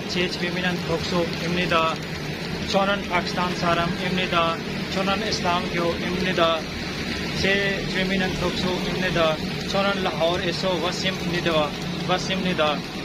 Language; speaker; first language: Korean; non-native, learner; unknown